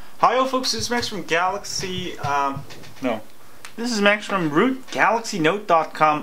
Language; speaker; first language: English; native; English